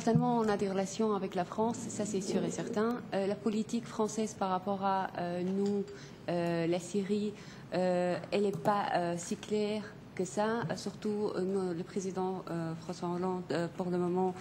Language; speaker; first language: French; non-native, fluent; Kurdish